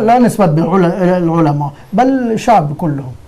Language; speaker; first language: Arabic; non-native, fluent; Persian